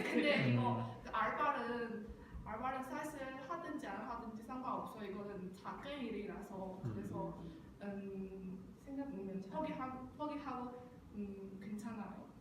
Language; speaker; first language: Korean; non-native, learner; Chinese